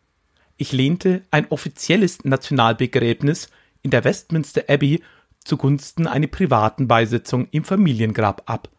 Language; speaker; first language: German; native; German